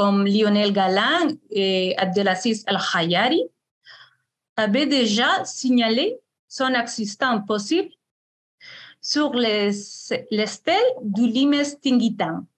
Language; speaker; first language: French; non-native, fluent; Spanish